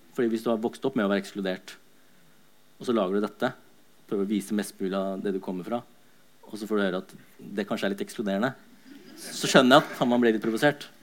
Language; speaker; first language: Norwegian; early bilingual, other home language; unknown